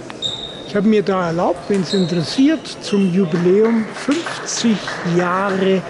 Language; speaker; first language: German; native; German